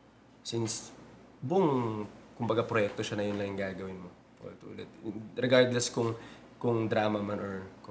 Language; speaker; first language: Filipino; native; Filipino